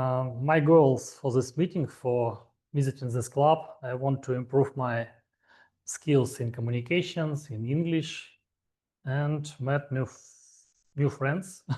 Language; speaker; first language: English; non-native, learner; Russian